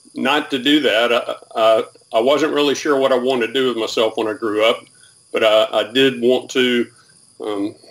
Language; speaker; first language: English; native; English